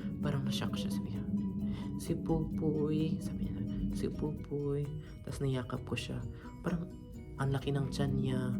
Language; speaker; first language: Filipino; non-native, local second language; Cebuano